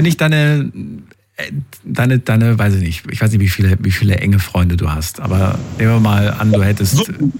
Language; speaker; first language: German; native; German